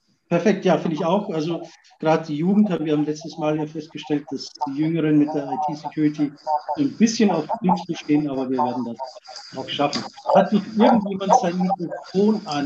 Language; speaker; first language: German; native; German